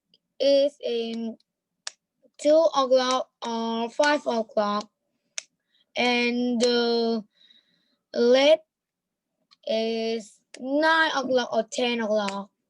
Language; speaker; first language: English; non-native, learner; Vietnamese